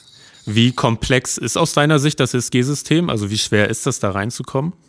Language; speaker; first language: German; native; German